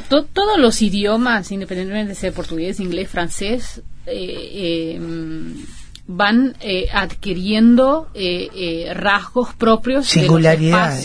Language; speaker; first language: Spanish; non-native, fluent; Portuguese